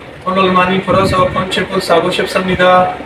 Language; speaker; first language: Korean; non-native, learner; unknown